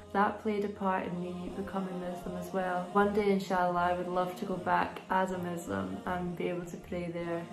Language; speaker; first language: English; native; English